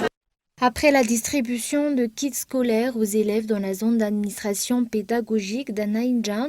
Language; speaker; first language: French; non-native, local second language; Malagasy